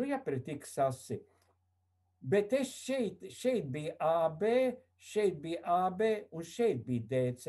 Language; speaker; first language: Latvian; native; Latvian